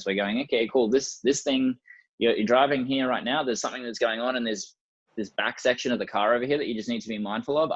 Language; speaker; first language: English; native; English